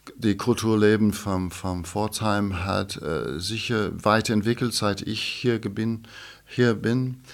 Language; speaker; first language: German; non-native, fluent; English